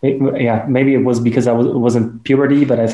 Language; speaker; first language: English; non-native, fluent; German